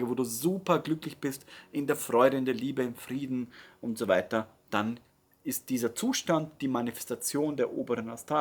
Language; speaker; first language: German; native; German